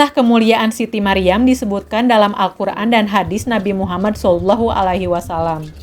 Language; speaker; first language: Indonesian; native; Indonesian